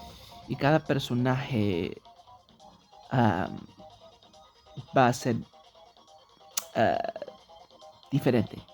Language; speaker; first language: Spanish; early bilingual, heritage; English